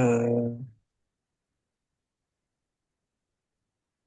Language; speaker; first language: Arabic; non-native, learner; Indonesian